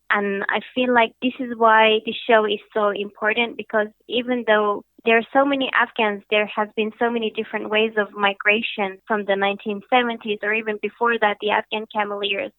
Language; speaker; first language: English; early bilingual, other home language; Hazaragi